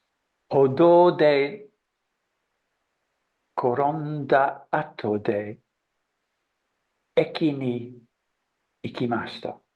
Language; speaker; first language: Japanese; non-native, learner; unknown